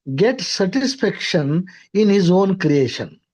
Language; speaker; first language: English; non-native, local second language; Marathi